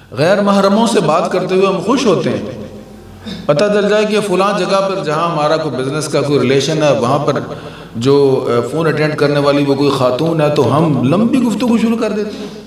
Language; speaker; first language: Urdu; non-native, local second language; Punjabi